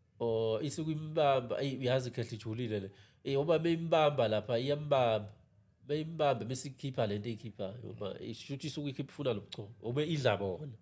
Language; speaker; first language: Zulu; native; Zulu